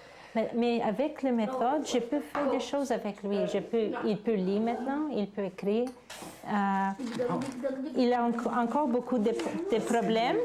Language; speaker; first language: French; non-native, learner; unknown